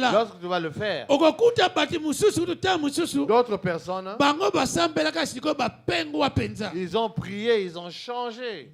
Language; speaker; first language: French; non-native, local second language; Lingala